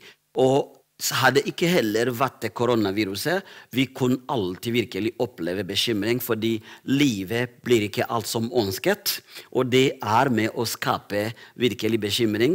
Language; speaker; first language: Norwegian; non-native, fluent; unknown